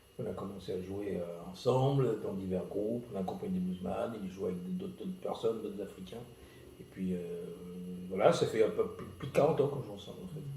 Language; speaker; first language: French; early bilingual, other home language; Malagasy